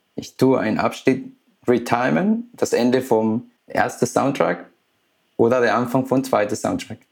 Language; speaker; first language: German; non-native, fluent; Spanish